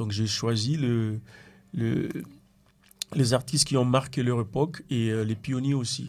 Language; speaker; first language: French; non-native, local second language; Lingala